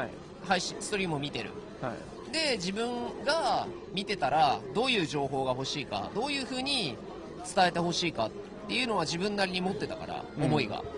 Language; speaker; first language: Japanese; native; Japanese